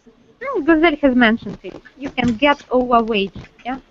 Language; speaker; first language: English; non-native, fluent; Russian